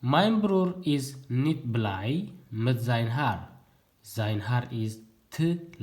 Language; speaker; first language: Dutch; non-native, learner; Tigrinya